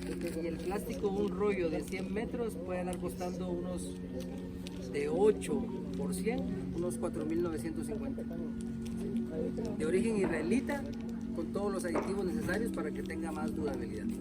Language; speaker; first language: Spanish; native; Spanish